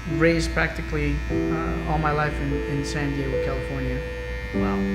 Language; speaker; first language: English; native; English